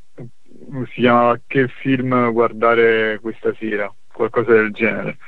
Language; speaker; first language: Italian; native; Italian